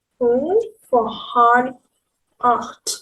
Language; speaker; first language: German; non-native, learner; Ukrainian